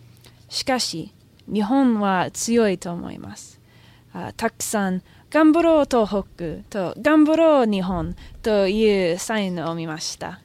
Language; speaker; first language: Japanese; non-native, learner; English